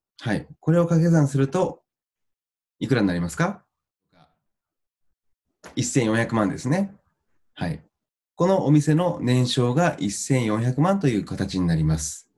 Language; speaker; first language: Japanese; native; Japanese